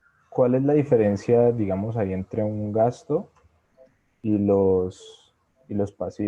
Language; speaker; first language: Spanish; native; Spanish